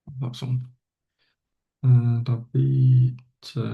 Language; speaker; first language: Thai; non-native, learner; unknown